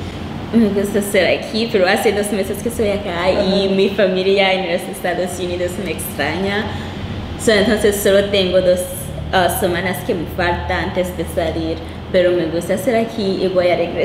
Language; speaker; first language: Spanish; non-native, local second language; Kinyarwanda